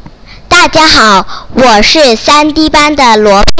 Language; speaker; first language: Chinese; non-native, local second language; Cantonese